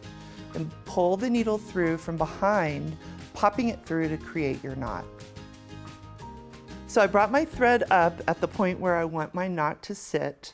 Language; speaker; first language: English; native; English